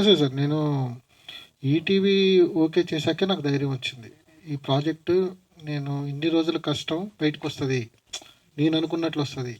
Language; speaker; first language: Telugu; native; Telugu